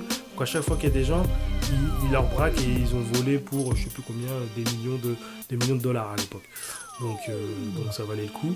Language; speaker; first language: French; native; French